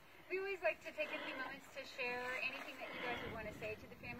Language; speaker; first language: English; native; English